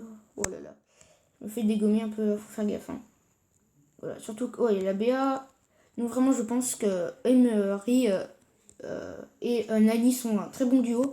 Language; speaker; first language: French; native; French